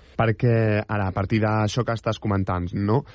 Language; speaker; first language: Catalan; native; Catalan